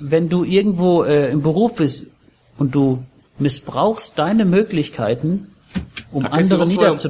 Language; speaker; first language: German; native; German